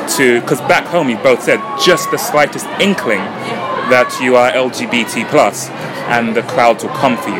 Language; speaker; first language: English; non-native, local second language; Ganda